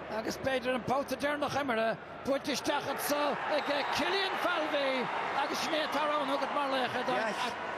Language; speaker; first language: Irish; native; Irish